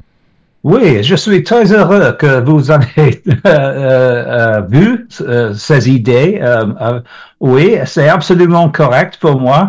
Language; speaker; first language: French; non-native, learner; English